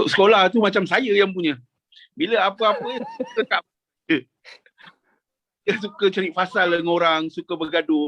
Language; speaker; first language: Indonesian; non-native, local second language; Malay